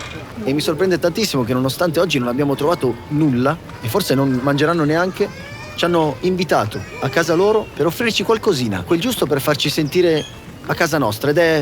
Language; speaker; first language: Italian; native; Italian